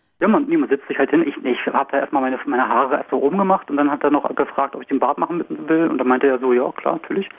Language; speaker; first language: German; native; German